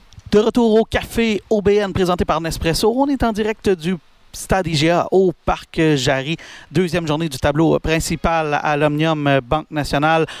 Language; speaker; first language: French; native; French